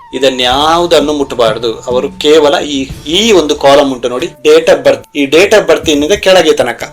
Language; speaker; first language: Kannada; non-native, local second language; Tulu